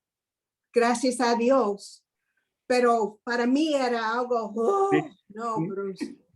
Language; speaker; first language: Spanish; non-native, fluent; English